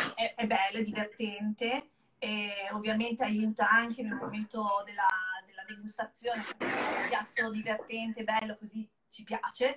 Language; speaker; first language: Italian; native; Italian